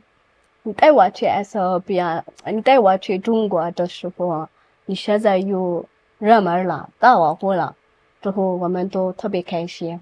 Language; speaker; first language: Chinese; non-native, learner; Amharic